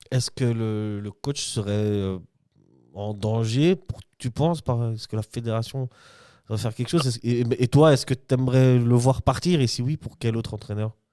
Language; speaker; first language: French; native; French